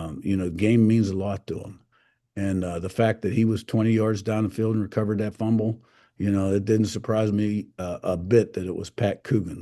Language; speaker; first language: English; native; English